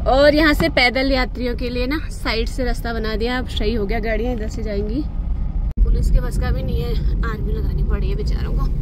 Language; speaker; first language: Hindi; native; Hindi